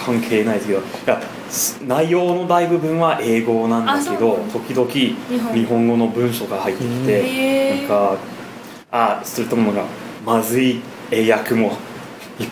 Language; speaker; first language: Japanese; non-native, fluent; English